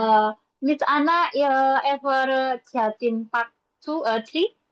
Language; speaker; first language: English; non-native, learner; Indonesian